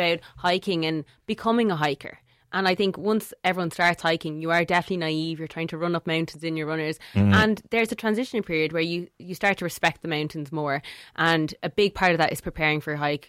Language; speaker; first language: English; native; English